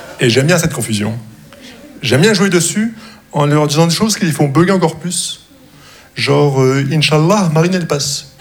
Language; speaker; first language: French; non-native, local second language; Arabic